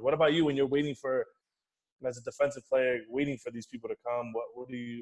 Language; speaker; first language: English; native; English